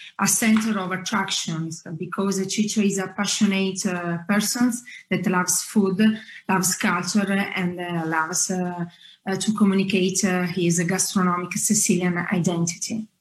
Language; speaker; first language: English; non-native, fluent; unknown